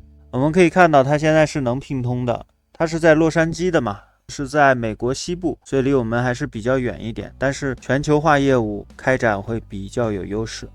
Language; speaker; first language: Chinese; native; Chinese